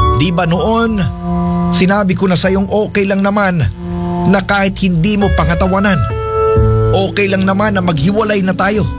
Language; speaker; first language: Filipino; non-native, local second language; Cebuano